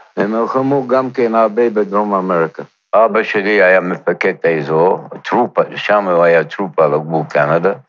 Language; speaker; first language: Hebrew; non-native, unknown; English